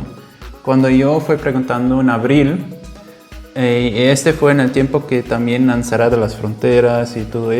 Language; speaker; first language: Spanish; non-native, fluent; German